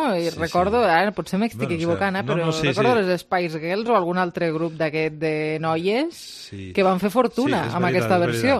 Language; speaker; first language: Catalan; native; Catalan